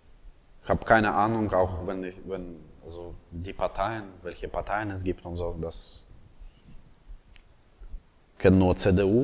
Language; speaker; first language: German; non-native, fluent; Russian